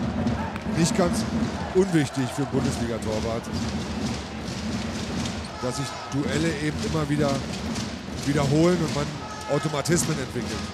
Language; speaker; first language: German; native; German